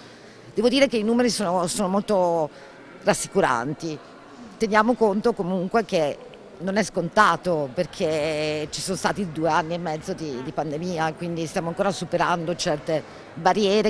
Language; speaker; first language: Italian; native; Italian